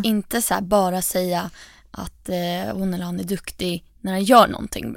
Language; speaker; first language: Swedish; native; Swedish